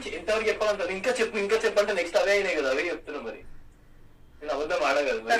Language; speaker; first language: Telugu; native; Telugu